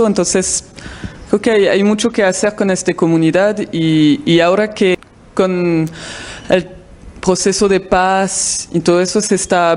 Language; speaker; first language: Spanish; non-native, fluent; French